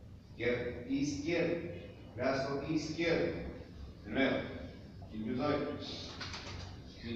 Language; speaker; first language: Spanish; native; Spanish